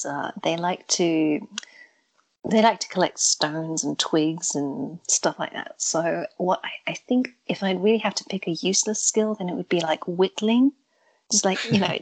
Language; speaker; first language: English; native; English